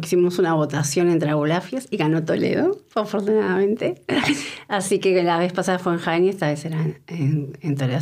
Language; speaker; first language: Spanish; native; Spanish